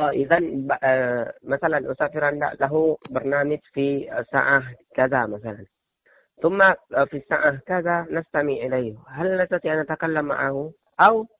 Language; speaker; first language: Arabic; non-native, learner; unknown